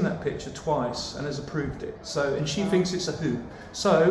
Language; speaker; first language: English; native; English